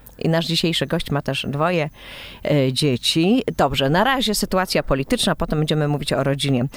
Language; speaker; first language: Polish; native; Polish